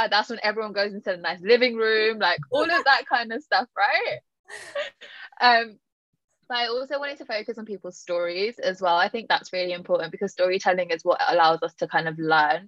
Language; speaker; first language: English; native; English